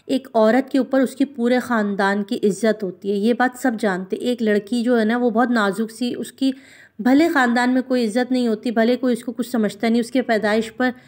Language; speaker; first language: Urdu; non-native, local second language; Punjabi